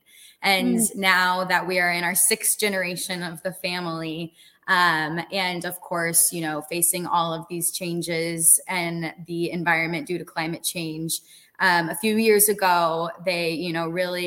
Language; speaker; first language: English; native; English